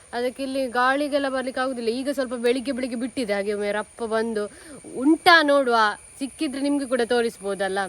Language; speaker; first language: Kannada; native; Kannada